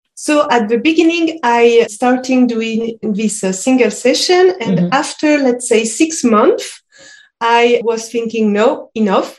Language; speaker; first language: English; non-native, fluent; French